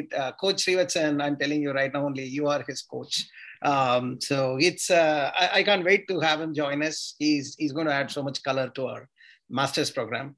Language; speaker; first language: English; non-native, local second language; Tamil